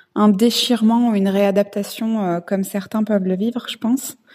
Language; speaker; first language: French; native; French